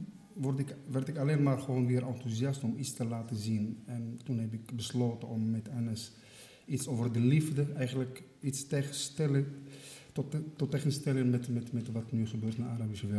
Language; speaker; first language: Dutch; non-native, fluent; Arabic